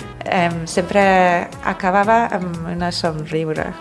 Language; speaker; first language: Catalan; non-native, fluent; English